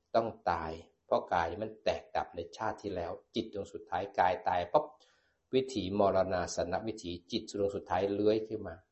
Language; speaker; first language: Thai; native; Thai